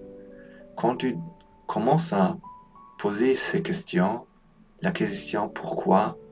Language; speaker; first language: French; non-native, learner; Polish